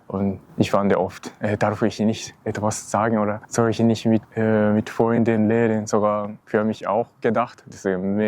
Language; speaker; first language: German; non-native, learner; Japanese